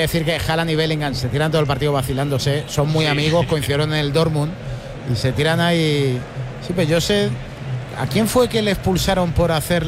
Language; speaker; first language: Spanish; native; Spanish